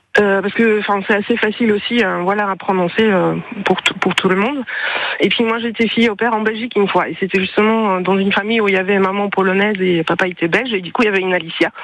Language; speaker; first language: French; non-native, fluent; Polish